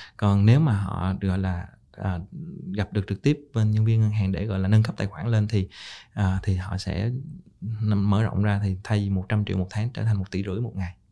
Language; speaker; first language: Vietnamese; native; Vietnamese